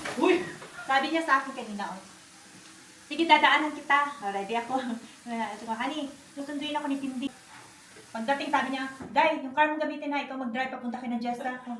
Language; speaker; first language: Filipino; non-native, local second language; Cebuano